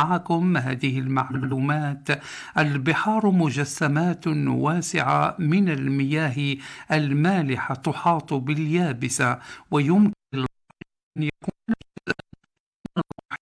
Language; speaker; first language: Arabic; native; Arabic